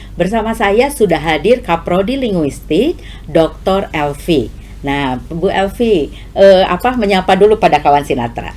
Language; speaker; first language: Indonesian; native; Indonesian